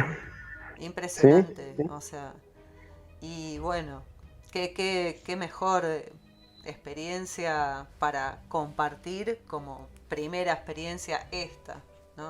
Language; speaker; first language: Spanish; native; Spanish